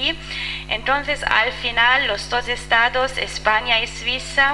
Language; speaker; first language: Spanish; non-native, fluent; French